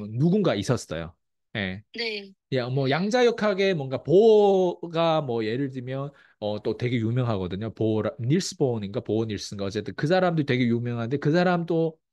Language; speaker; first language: Korean; early bilingual, heritage; Korean